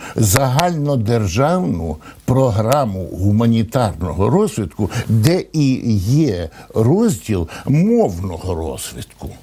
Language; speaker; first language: Ukrainian; native; Ukrainian